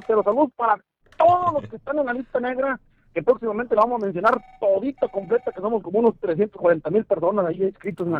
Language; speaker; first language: Spanish; native; Spanish